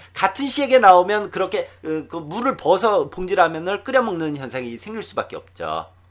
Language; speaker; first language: Korean; native; Korean